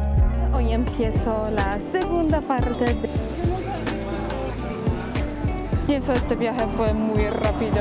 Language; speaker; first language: Spanish; non-native, fluent; Polish